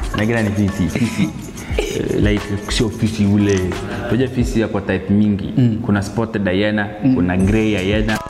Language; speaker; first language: Swahili; non-native, local second language; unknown